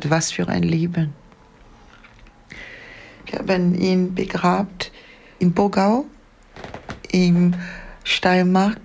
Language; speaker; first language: German; non-native, fluent; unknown